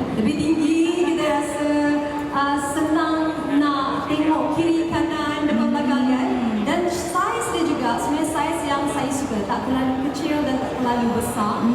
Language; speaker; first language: Malay; native; Malay